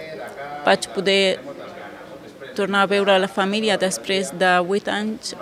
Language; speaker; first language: Catalan; non-native, fluent; Kurdish